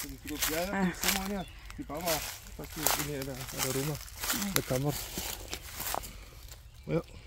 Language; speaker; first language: Indonesian; non-native, learner; German